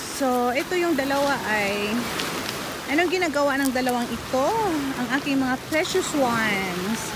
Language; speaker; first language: Filipino; non-native, local second language; Cebuano